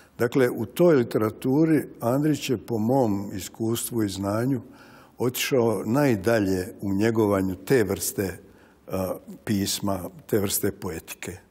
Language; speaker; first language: Serbian; native; Serbian